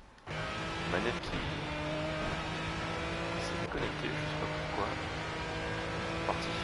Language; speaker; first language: French; native; French